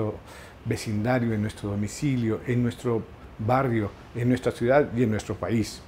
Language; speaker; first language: Spanish; native; Spanish